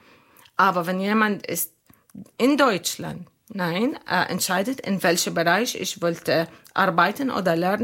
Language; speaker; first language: German; non-native, local second language; Arabic